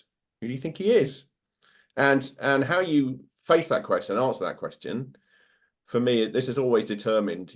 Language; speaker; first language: English; native; English